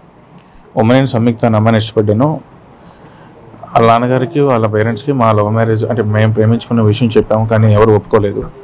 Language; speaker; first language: Telugu; native; Telugu